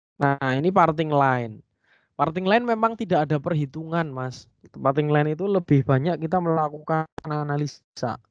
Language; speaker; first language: Indonesian; native; Indonesian